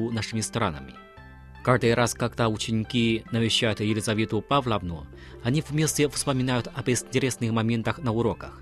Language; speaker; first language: Russian; non-native, fluent; Chinese